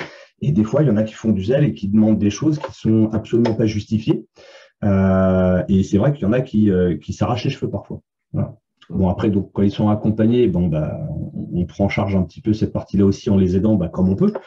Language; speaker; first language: French; native; French